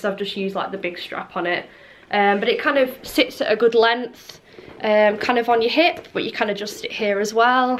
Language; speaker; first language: English; native; English